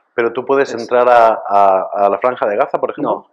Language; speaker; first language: Spanish; native; Spanish